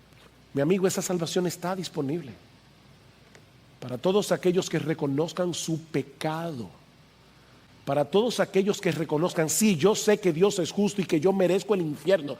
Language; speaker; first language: Spanish; native; Spanish